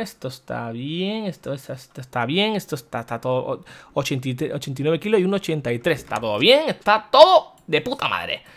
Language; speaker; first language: Spanish; native; Spanish